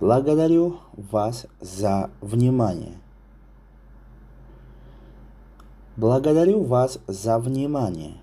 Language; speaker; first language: Russian; non-native, local second language; Tajik